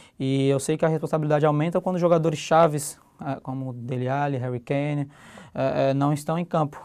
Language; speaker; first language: Portuguese; native; Portuguese